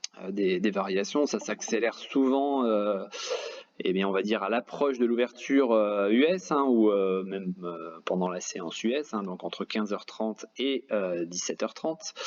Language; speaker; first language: French; native; French